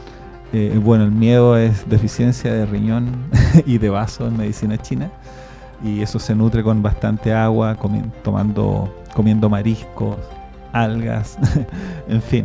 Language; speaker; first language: Spanish; native; Spanish